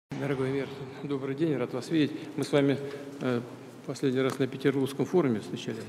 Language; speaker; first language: Russian; native; Russian